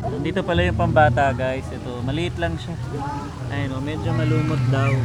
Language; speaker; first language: Filipino; native; Filipino